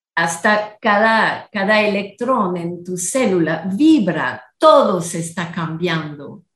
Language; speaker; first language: Spanish; non-native, fluent; English